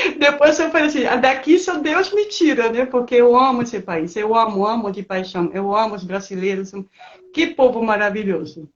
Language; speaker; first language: Portuguese; non-native, fluent; Spanish